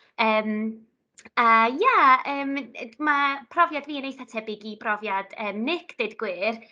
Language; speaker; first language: Welsh; non-native, local second language; Italian